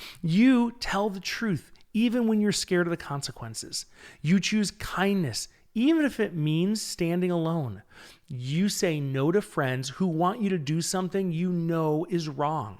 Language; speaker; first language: English; native; English